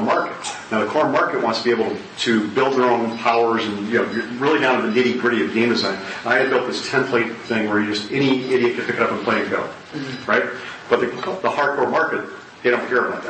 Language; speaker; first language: English; native; English